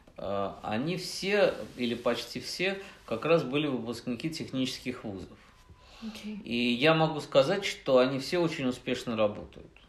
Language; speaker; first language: Russian; native; Russian